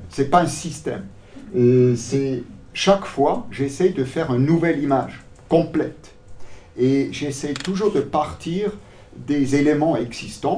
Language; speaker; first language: French; non-native, local second language; German